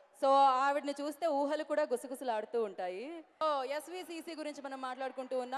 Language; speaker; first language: Telugu; native; Telugu